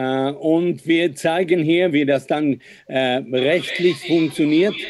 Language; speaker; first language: German; non-native, fluent; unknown